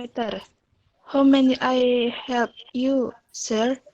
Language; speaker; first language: English; non-native, learner; Indonesian